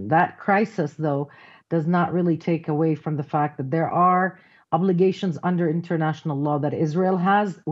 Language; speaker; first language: English; non-native, fluent; Arabic